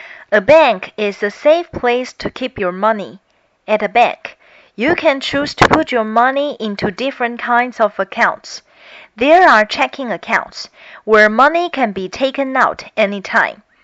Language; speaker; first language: English; non-native, fluent; Chinese